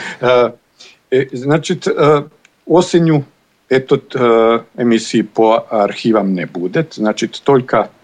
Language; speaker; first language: Russian; non-native, learner; Bosnian